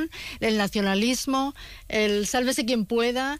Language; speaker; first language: Spanish; native; Spanish